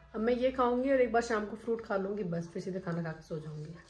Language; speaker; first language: Hindi; native; Hindi